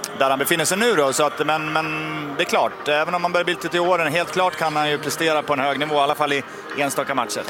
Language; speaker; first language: Swedish; native; Swedish